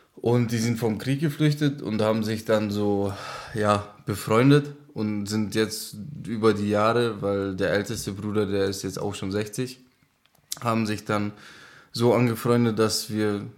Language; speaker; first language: German; non-native, fluent; Czech